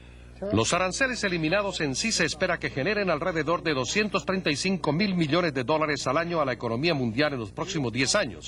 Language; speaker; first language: Spanish; native; Spanish